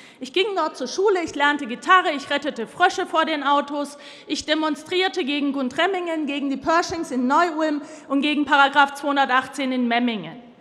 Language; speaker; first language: German; early bilingual, other home language; Turkish